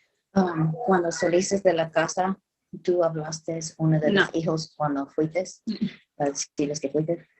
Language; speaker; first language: Spanish; early bilingual, heritage; Spanish